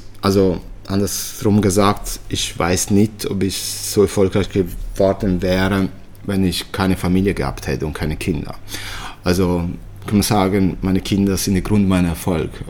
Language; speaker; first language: German; early bilingual, other home language; Italian